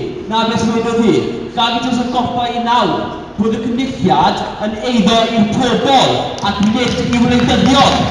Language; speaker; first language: Welsh; native; Welsh